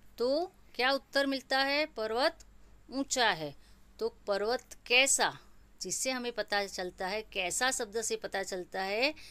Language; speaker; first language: Hindi; non-native, local second language; Gujarati